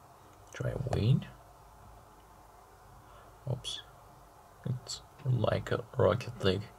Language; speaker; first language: English; non-native, learner; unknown